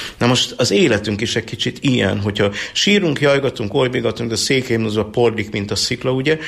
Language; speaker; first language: Hungarian; native; Hungarian